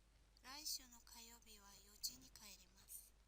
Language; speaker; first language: Japanese; non-native, fluent; Mongolian